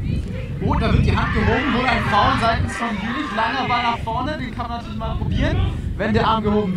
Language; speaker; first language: German; native; German